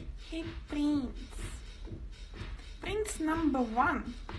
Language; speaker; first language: English; non-native, learner; Russian